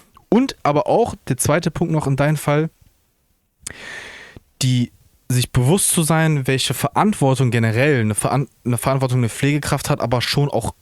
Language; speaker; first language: German; native; German